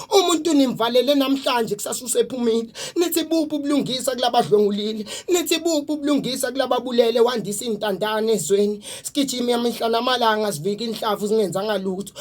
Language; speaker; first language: Zulu; native; Zulu